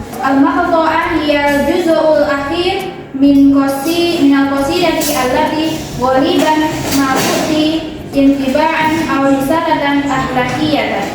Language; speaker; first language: Arabic; non-native, learner; Indonesian